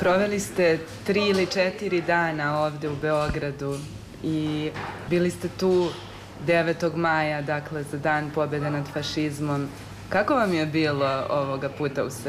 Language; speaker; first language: Serbian; native; Serbian